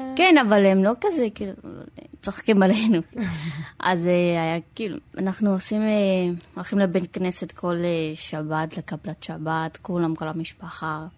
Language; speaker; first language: Hebrew; early bilingual, other home language; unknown